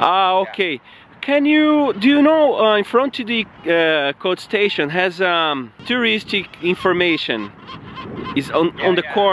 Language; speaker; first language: English; non-native, fluent; Portuguese